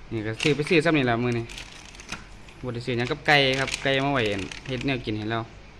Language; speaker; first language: Thai; native; Thai